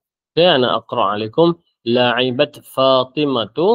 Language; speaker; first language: Arabic; non-native, fluent; Malay